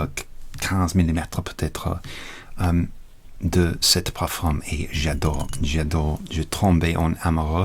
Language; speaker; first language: French; non-native, learner; English